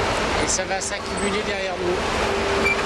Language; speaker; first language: French; native; French